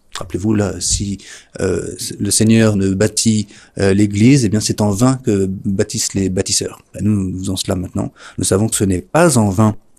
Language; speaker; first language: French; native; French